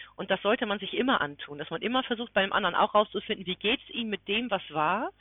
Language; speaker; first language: German; native; German